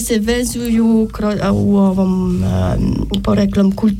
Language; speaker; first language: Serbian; non-native, learner; French